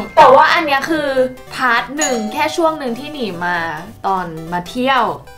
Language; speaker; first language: Thai; native; Thai